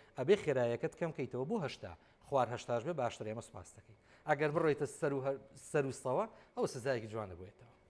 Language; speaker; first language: Central Kurdish; native; Central Kurdish